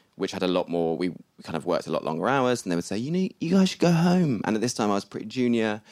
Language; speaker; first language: English; native; English